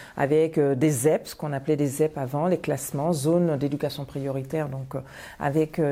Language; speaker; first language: French; non-native, local second language; Bambara